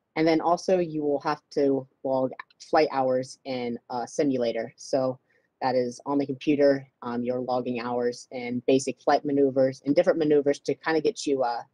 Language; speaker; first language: English; native; English